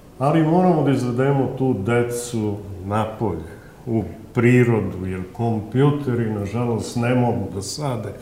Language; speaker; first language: Serbian; native; Serbian